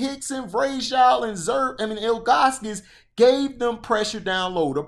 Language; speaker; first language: English; native; English